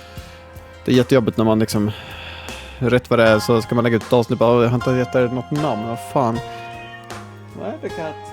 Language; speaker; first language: Swedish; native; Swedish